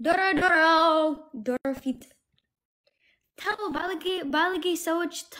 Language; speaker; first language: Amharic; non-native, learner; English